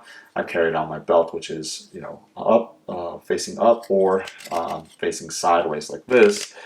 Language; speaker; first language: English; native; English